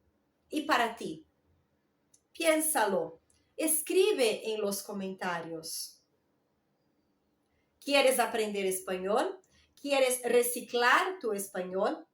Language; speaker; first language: Spanish; non-native, fluent; Portuguese